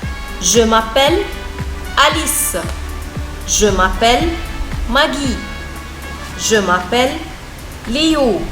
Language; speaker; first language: French; non-native, fluent; Arabic